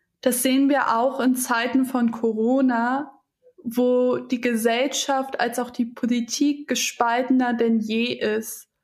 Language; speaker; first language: German; early bilingual, other home language; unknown